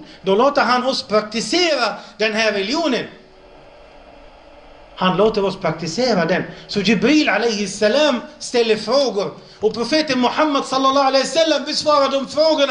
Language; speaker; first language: Swedish; non-native, local second language; Arabic